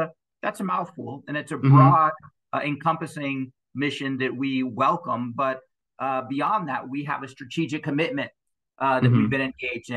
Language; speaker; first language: English; native; English